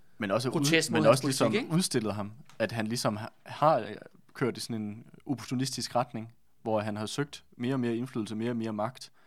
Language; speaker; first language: Danish; native; Danish